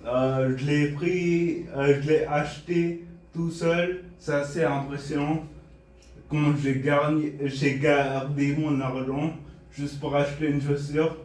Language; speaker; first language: French; non-native, fluent; Bulgarian